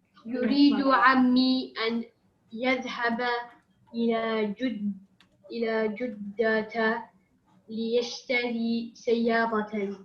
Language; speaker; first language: Arabic; non-native, learner; English